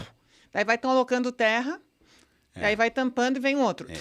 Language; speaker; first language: Portuguese; native; Portuguese